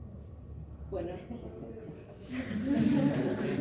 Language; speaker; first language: Spanish; native; Spanish